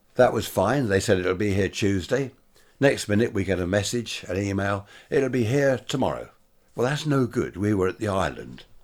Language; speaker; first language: English; native; English